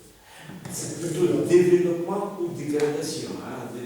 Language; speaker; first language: French; non-native, fluent; Russian